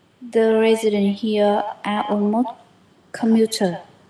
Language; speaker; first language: English; non-native, learner; Vietnamese